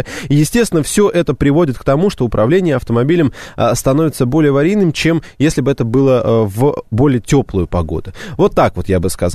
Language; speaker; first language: Russian; native; Russian